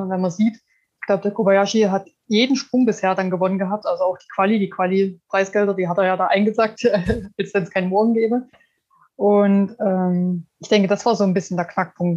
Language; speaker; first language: German; native; German